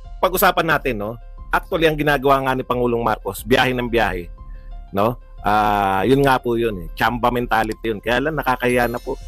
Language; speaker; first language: Filipino; native; Filipino